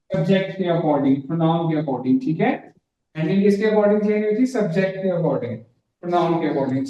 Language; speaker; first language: Urdu; native; Urdu